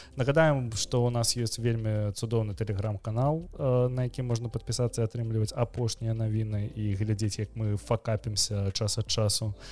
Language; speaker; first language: Belarusian; non-native, local second language; Russian